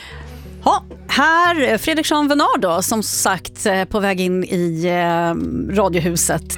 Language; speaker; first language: Swedish; native; Swedish